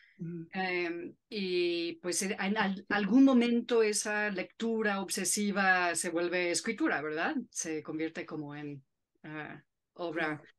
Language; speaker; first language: Spanish; non-native, fluent; English